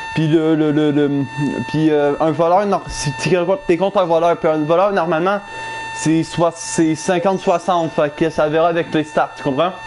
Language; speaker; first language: French; native; French